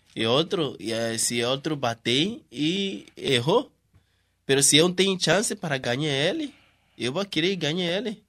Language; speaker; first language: Portuguese; non-native, learner; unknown